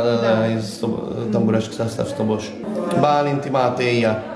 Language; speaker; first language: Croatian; non-native, local second language; Hungarian